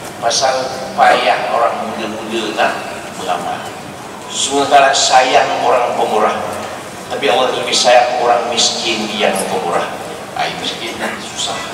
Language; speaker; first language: Malay; native; Malay